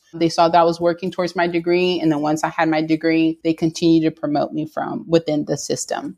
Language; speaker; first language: English; native; English